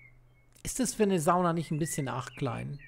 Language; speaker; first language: German; native; German